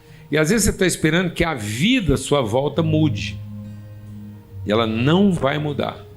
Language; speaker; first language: Portuguese; native; Portuguese